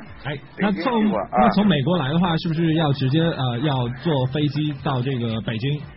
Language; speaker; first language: Chinese; native; Chinese